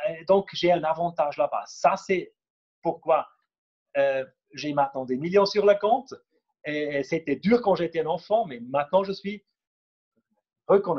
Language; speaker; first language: French; non-native, fluent; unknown